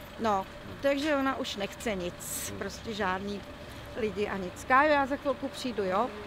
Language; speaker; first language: Czech; native; Czech